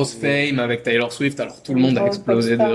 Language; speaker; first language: French; native; French